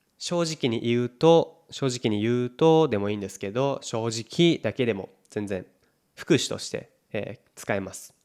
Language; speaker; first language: Japanese; native; Japanese